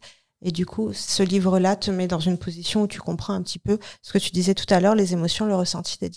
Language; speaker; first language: French; native; French